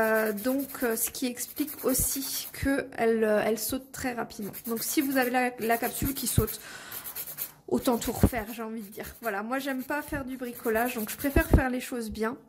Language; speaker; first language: French; native; French